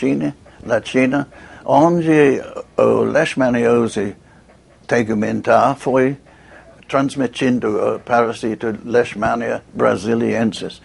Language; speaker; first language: Portuguese; non-native, fluent; English